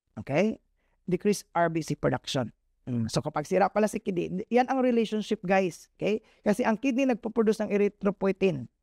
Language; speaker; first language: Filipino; non-native, local second language; Cebuano